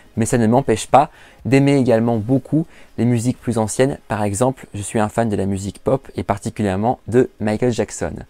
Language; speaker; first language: French; native; French